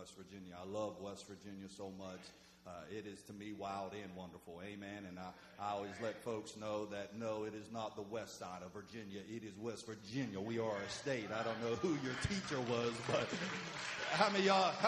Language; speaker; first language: English; native; English